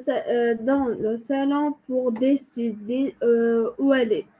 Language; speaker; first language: French; non-native, learner; Arabic